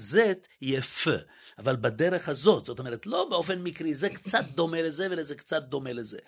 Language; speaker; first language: Hebrew; native; Hebrew